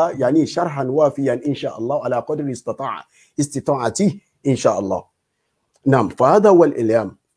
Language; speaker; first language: Arabic; non-native, fluent; Yoruba